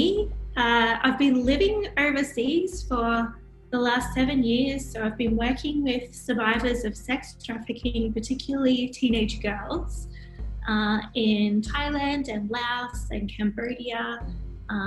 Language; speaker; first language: English; native; English